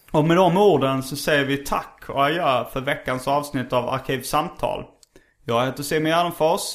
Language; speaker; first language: Swedish; native; Swedish